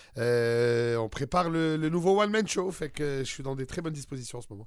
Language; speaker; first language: French; native; French